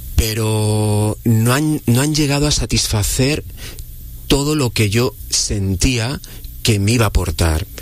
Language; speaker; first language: Spanish; native; Spanish